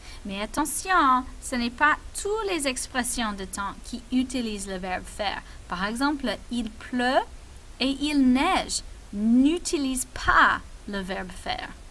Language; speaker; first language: French; non-native, fluent; English